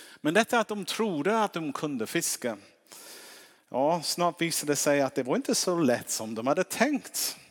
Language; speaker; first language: Swedish; non-native, fluent; English